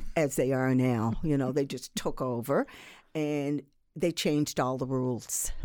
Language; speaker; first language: English; native; English